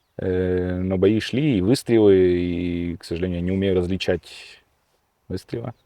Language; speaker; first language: Russian; early bilingual, heritage; Russian